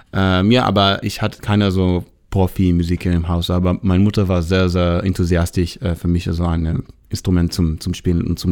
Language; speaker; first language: German; non-native, learner; Hebrew